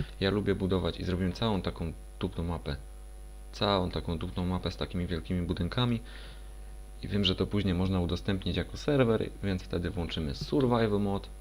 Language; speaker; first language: Polish; native; Polish